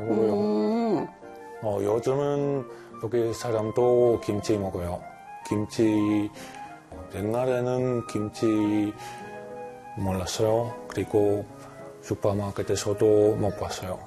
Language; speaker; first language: Korean; non-native, learner; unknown